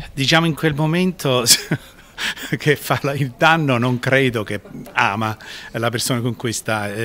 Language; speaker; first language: Italian; non-native, fluent; Sicilian